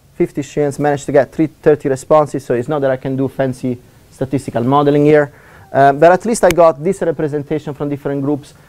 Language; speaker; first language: English; non-native, fluent; Italian